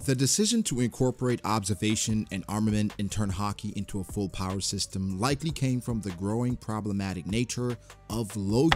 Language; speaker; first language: English; native; English